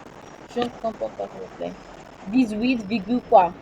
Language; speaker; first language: French; non-native, learner; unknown